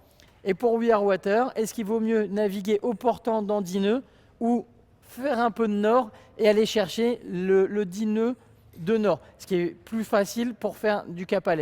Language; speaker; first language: French; native; French